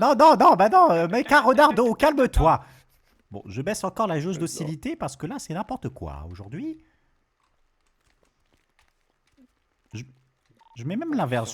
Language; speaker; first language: French; native; French